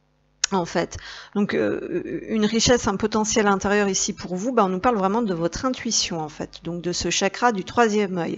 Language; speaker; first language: French; native; French